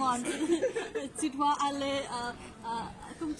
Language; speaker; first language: French; non-native, learner; English